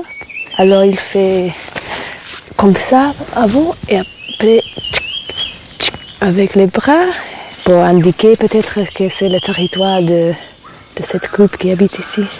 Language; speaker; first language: French; non-native, fluent; English